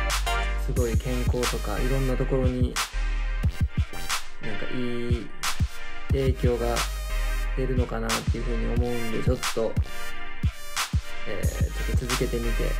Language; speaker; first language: Japanese; native; Japanese